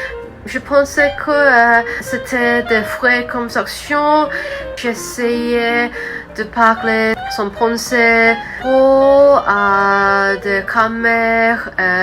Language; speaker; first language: French; non-native, learner; Cantonese